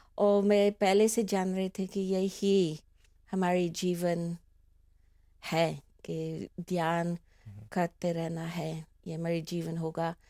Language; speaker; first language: Hindi; non-native, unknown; English